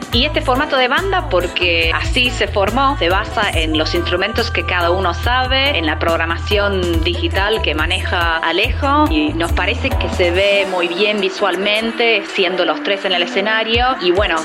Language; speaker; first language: Spanish; non-native, fluent; English